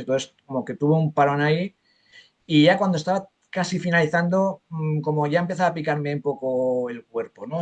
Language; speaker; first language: Spanish; native; Spanish